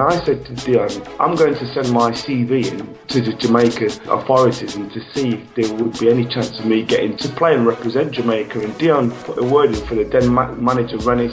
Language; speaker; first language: English; native; English